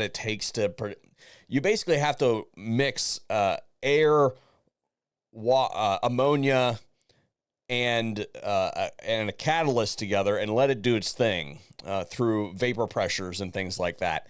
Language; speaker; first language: English; native; English